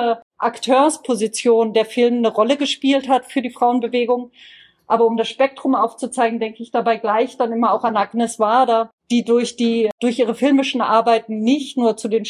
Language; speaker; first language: German; native; German